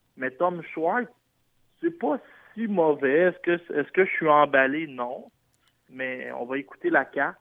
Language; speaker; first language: French; native; French